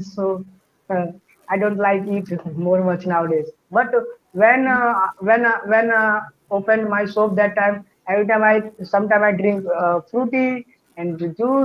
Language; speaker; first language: English; non-native, learner; Hindi